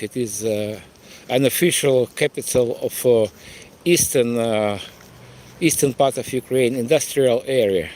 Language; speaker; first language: English; non-native, fluent; Russian